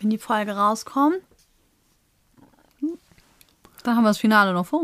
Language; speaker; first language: German; native; German